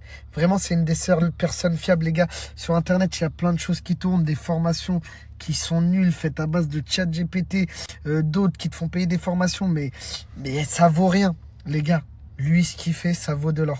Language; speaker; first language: French; native; French